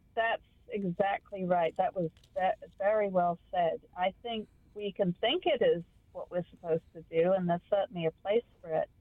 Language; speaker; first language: English; native; English